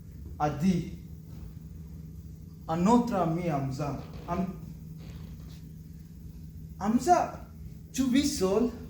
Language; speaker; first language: French; non-native, learner; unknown